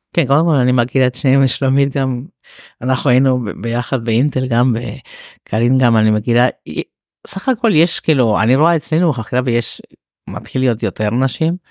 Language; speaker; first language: Hebrew; non-native, fluent; Spanish